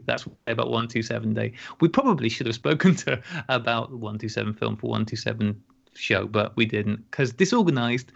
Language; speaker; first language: English; native; English